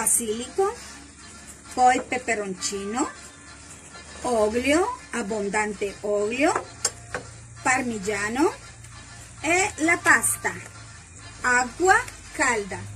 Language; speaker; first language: Italian; non-native, learner; Spanish